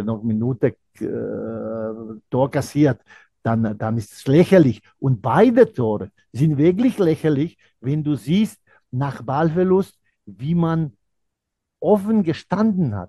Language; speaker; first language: German; non-native, fluent; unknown